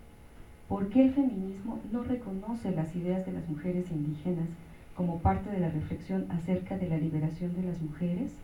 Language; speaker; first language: Spanish; native; Spanish